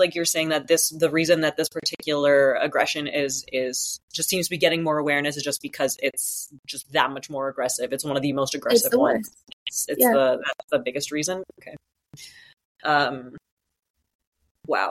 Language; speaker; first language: English; native; English